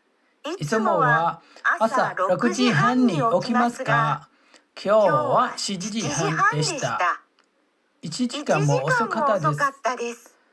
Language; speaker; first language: Japanese; non-native, fluent; Burmese